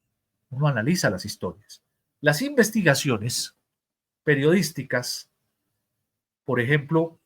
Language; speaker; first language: Spanish; native; Spanish